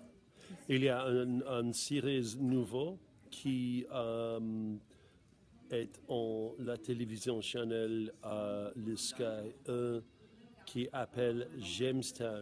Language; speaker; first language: French; non-native, learner; English